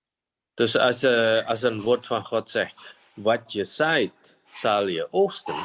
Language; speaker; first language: Dutch; non-native, fluent; Indonesian